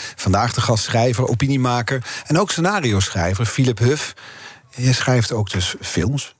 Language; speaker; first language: Dutch; native; Dutch